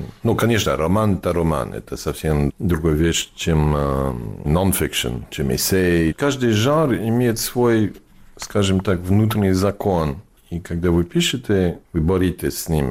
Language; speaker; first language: Russian; non-native, learner; English